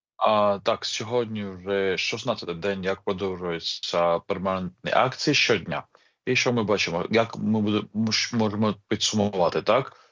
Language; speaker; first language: Ukrainian; non-native, fluent; Georgian